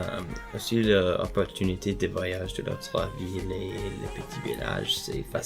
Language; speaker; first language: French; non-native, learner; English